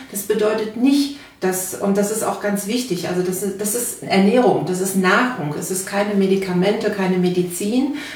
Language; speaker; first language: German; native; German